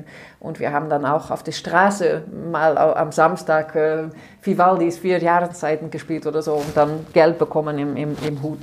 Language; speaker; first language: German; non-native, fluent; Dutch